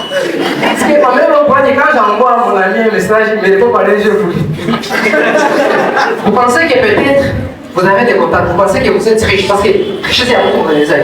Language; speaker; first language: French; non-native, local second language; Swahili